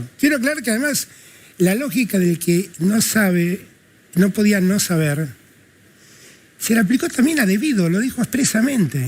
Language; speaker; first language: Spanish; native; Spanish